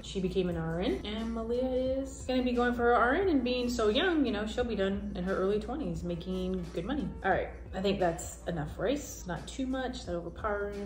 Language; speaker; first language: English; native; English